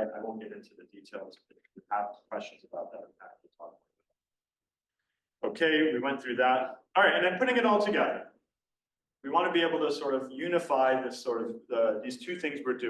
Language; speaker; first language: English; native; English